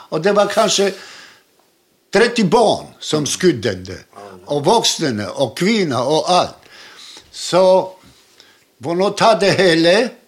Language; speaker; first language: Swedish; non-native, learner; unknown